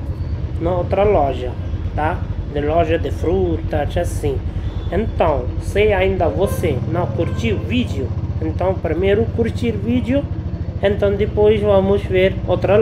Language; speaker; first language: Portuguese; non-native, learner; Hindi